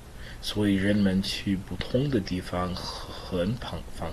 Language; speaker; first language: Chinese; non-native, learner; English